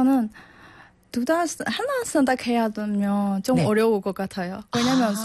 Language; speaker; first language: Korean; non-native, learner; Burmese